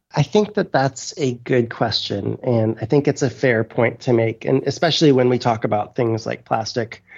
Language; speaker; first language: English; native; English